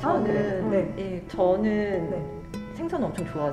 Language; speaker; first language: Korean; native; Korean